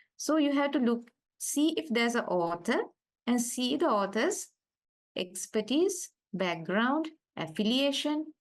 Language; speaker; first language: English; non-native, local second language; Sinhala